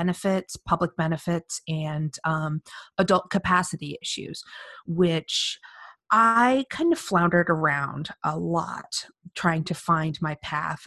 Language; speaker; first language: English; native; English